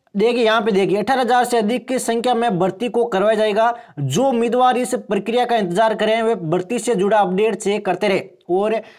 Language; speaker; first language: Hindi; native; Hindi